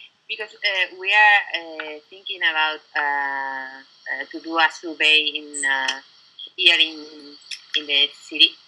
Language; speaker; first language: English; non-native, learner; Spanish